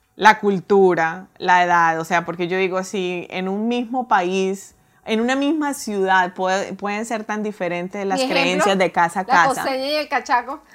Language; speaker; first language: Spanish; native; Spanish